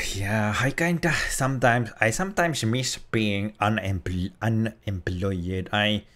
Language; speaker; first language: English; non-native, fluent; Finnish